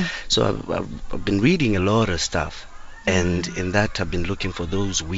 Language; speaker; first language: English; non-native, local second language; Xhosa